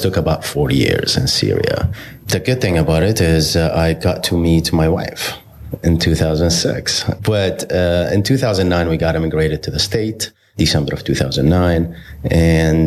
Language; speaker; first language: English; non-native, fluent; Arabic